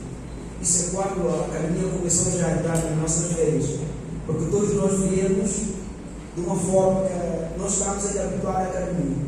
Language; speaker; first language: Portuguese; non-native, local second language; Upper Guinea Crioulo